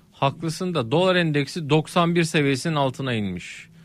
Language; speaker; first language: Turkish; native; Turkish